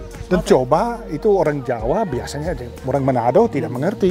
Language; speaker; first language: Indonesian; non-native, fluent; Dutch